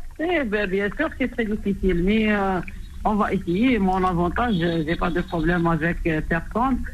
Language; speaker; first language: French; non-native, local second language; Arabic